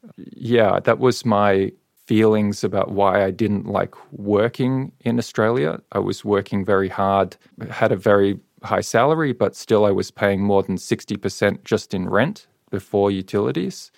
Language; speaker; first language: English; native; English